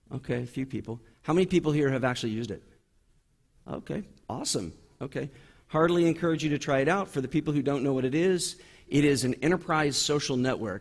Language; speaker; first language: English; native; English